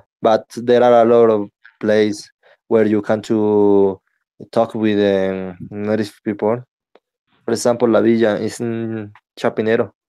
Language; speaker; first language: English; non-native, learner; Spanish